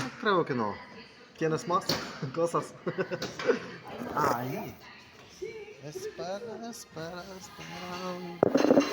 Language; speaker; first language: Spanish; non-native, learner; Ukrainian